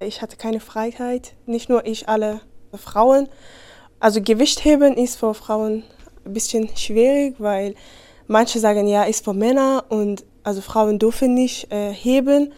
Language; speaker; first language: German; non-native, learner; Persian